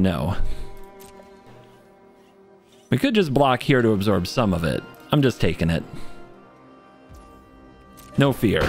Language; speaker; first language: English; native; English